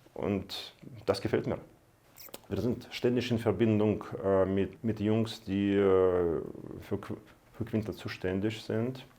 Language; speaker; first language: German; non-native, fluent; Russian